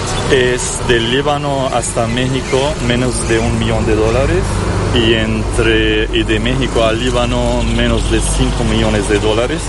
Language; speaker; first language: Spanish; non-native, fluent; Arabic